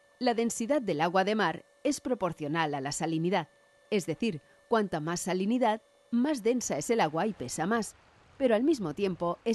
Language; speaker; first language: Spanish; native; Spanish